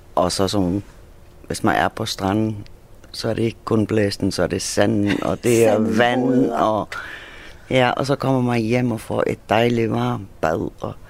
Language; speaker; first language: Danish; non-native, local second language; Faroese